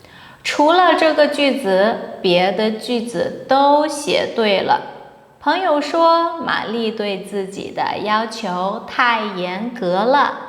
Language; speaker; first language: Chinese; non-native, fluent; Portuguese